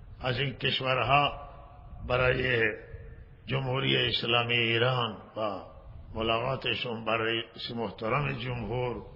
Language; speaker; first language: Persian; non-native, local second language; Baluchi